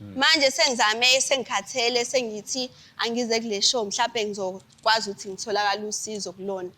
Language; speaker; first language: Zulu; native; Zulu